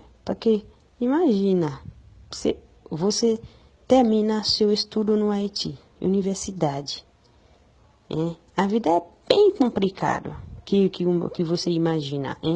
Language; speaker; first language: Portuguese; non-native, learner; Haitian Creole